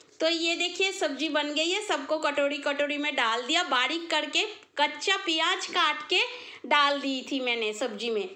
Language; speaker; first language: Hindi; non-native, local second language; Bangla